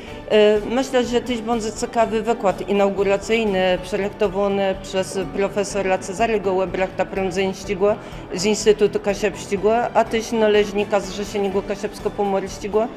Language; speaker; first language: Polish; non-native, local second language; Kashubian